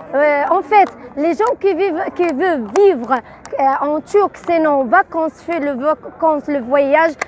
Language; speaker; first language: French; non-native, learner; Arabic